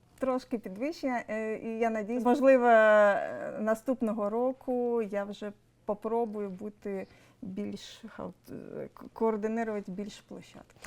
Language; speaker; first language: Ukrainian; non-native, local second language; Russian